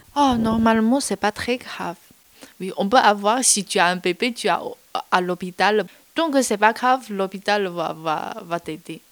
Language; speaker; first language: French; non-native, learner; Chinese